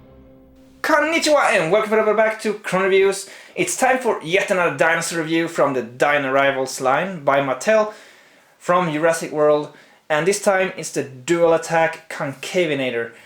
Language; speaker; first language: English; non-native, fluent; Swedish